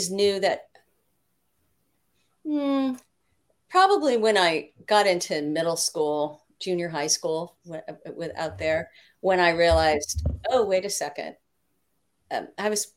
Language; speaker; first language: English; native; English